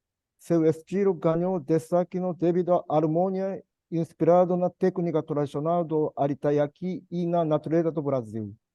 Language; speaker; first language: Portuguese; non-native, learner; Japanese